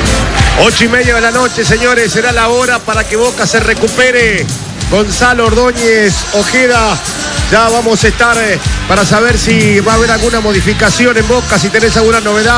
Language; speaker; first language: Spanish; native; Spanish